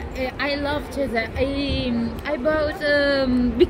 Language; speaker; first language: English; non-native, learner; Italian